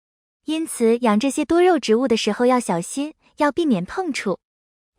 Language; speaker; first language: Chinese; native; Chinese